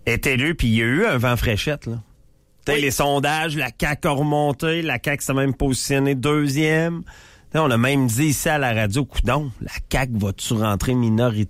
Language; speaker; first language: French; native; French